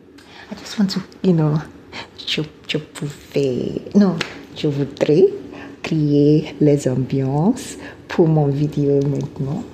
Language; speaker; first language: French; non-native, learner; English